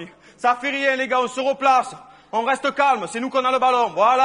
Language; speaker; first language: French; native; French